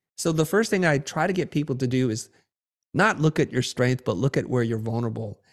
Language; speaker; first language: English; early bilingual, other home language; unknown